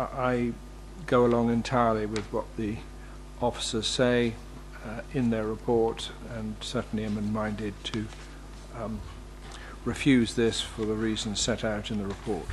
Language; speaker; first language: English; native; English